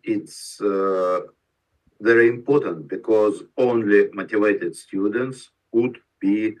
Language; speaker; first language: English; non-native, learner; Russian